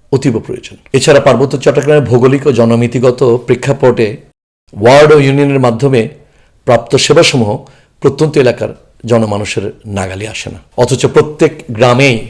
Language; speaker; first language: Bangla; non-native, local second language; Chakma